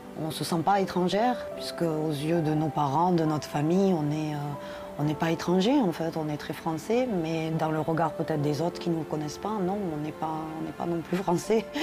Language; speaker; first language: French; native; French